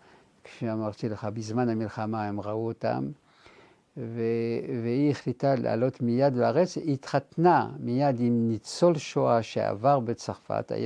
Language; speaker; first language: Hebrew; non-native, fluent; French